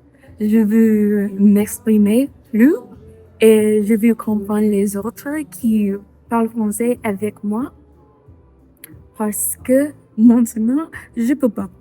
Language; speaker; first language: French; non-native, learner; English